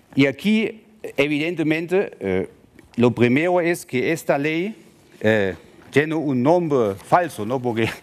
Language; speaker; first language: Spanish; non-native, fluent; German